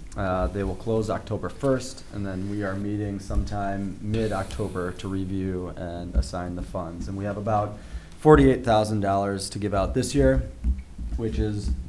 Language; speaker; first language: English; native; English